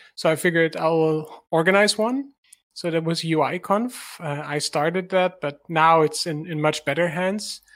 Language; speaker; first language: English; non-native, fluent; Dutch